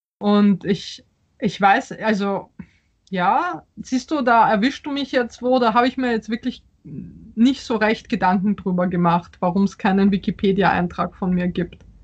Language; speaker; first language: German; early bilingual, other home language; Polish